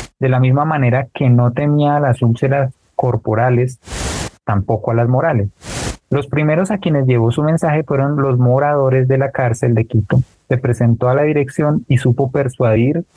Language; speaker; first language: Spanish; native; Spanish